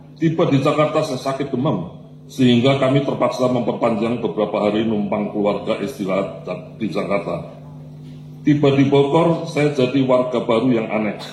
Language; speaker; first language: Indonesian; non-native, local second language; Javanese